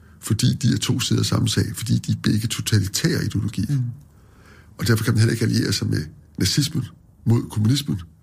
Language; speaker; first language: Danish; native; Danish